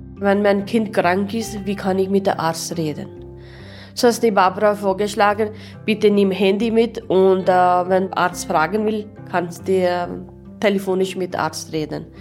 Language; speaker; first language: German; non-native, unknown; Urdu